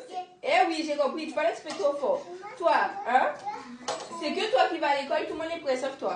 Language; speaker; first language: French; native; French